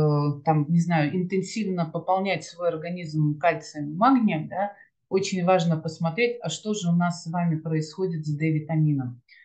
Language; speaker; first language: Russian; native; Russian